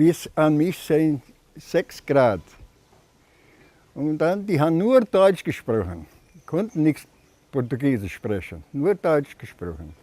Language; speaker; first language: German; early bilingual, heritage; German